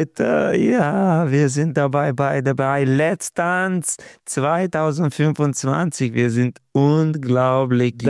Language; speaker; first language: German; non-native, learner; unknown